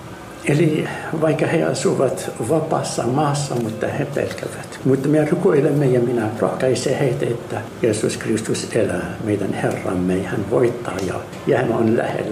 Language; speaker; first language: Finnish; non-native, fluent; Arabic